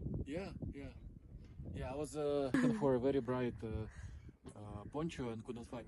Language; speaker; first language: English; non-native, fluent; Russian